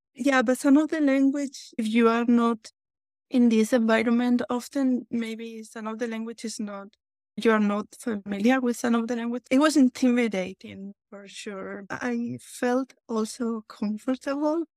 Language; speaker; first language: English; non-native, fluent; Spanish